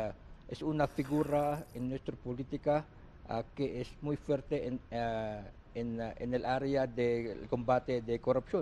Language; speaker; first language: Spanish; non-native, learner; Filipino